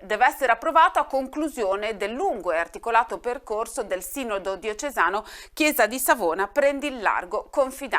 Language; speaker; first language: Italian; native; Italian